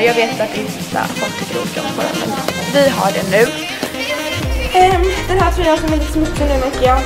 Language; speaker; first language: Swedish; native; Swedish